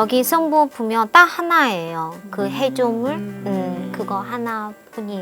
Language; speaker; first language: Korean; non-native, fluent; Chinese